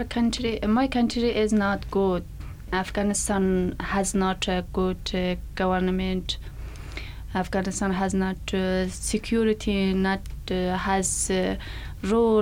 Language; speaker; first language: English; non-native, learner; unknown